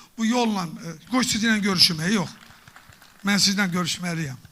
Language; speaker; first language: Azerbaijani; non-native, local second language; Talysh